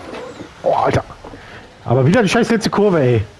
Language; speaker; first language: German; native; German